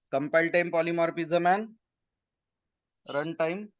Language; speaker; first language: Hindi; non-native, local second language; Marathi